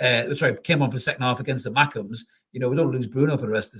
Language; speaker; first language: English; native; English